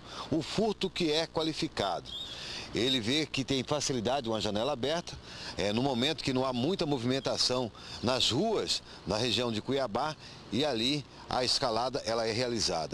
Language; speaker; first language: Portuguese; native; Portuguese